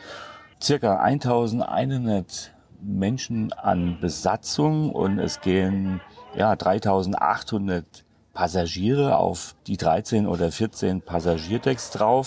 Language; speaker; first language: German; native; German